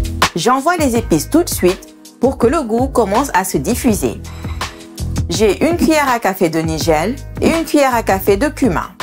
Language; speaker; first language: French; native; French